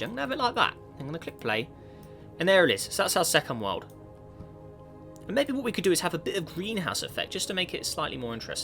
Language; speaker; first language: English; native; English